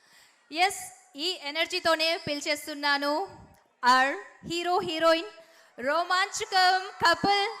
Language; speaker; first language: Telugu; native; Telugu